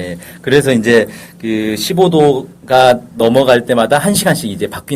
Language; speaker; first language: Korean; native; Korean